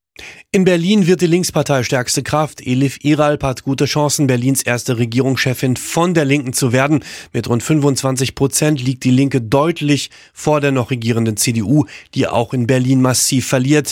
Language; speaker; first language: German; native; German